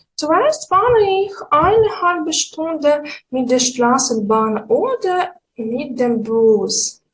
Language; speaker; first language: German; non-native, fluent; Ukrainian